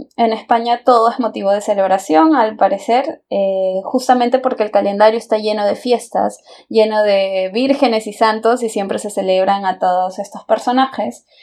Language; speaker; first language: Spanish; native; Spanish